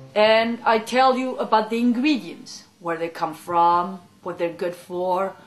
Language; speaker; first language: English; non-native, fluent; French